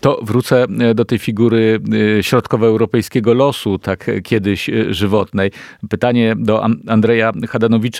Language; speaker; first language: Polish; native; Polish